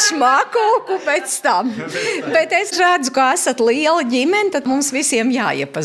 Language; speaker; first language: Latvian; native; Latvian